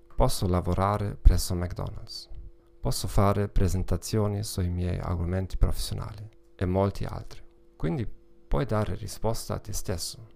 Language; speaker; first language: Italian; non-native, learner; German